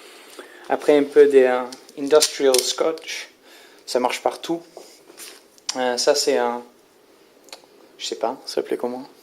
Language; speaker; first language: French; non-native, learner; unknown